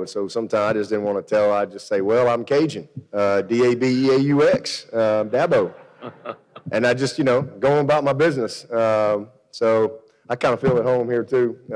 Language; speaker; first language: English; native; English